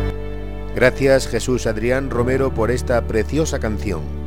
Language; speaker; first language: Spanish; native; Spanish